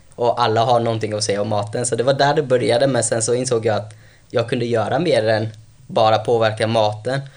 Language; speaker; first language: Swedish; early bilingual, other home language; Albanian